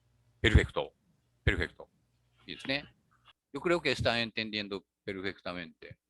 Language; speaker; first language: Spanish; non-native, learner; Japanese